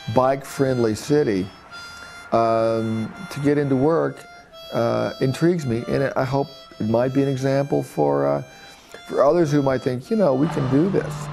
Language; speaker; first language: English; native; English